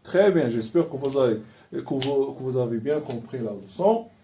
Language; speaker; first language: French; non-native, local second language; Arabic